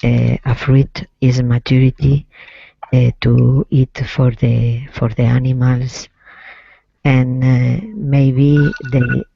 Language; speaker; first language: English; non-native, learner; Spanish